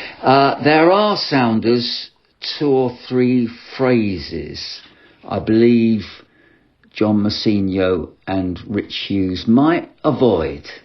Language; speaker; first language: English; native; English